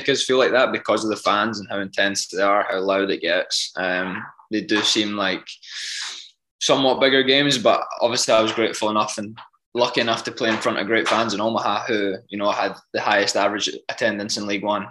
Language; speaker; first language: English; native; English